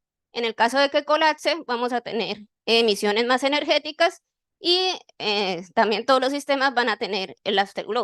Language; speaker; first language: Spanish; native; Spanish